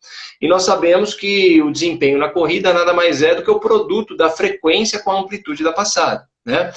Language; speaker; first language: Portuguese; native; Portuguese